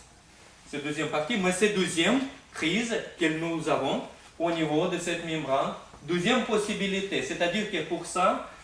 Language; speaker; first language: French; non-native, fluent; Russian